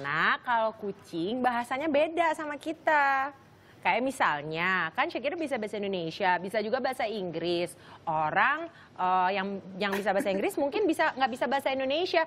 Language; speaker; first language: Indonesian; native; Indonesian